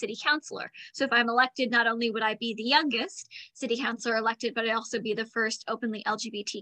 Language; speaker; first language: English; native; English